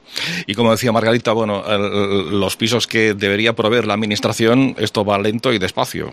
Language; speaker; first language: Spanish; non-native, local second language; Catalan